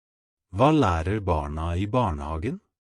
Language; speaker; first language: Norwegian; non-native, fluent; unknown